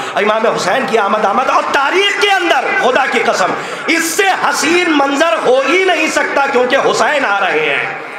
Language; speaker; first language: Urdu; native; Urdu